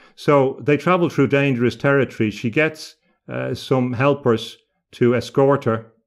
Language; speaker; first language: English; native; English